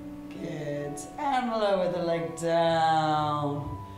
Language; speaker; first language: English; native; English